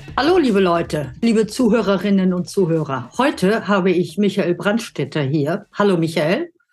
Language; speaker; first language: German; native; German